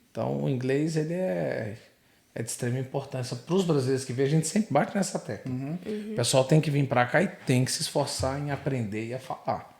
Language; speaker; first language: Portuguese; native; Portuguese